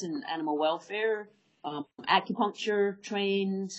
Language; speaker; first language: English; native; English